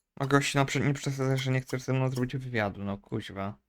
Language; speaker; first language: Polish; native; Polish